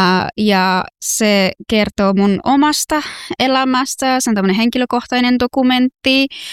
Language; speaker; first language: Finnish; non-native, fluent; Persian